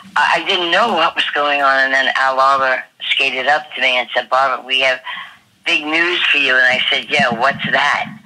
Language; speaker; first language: English; native; English